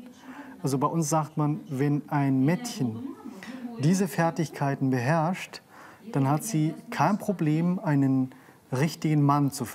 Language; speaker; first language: German; non-native, fluent; Uzbek